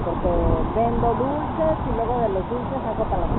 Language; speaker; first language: Spanish; native; Spanish